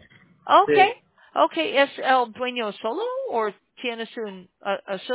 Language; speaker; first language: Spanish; non-native, learner; English